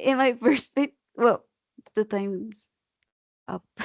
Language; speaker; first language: English; non-native, learner; Spanish